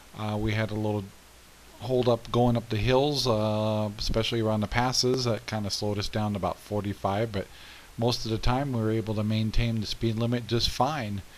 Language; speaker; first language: English; native; English